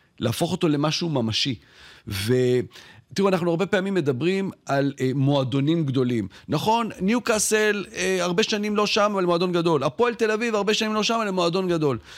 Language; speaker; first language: Hebrew; native; Hebrew